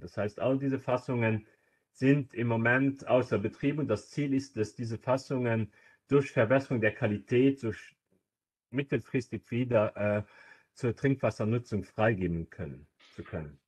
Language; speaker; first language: German; non-native, local second language; Luxembourgish